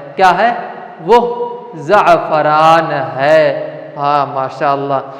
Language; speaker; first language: Urdu; non-native, local second language; Malayalam